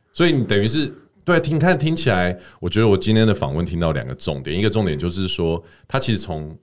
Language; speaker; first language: Chinese; native; Chinese